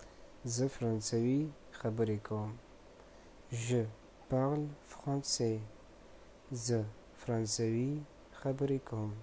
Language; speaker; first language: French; non-native, fluent; Pashto